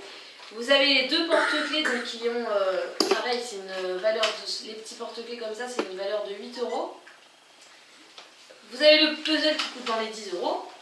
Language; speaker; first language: French; native; French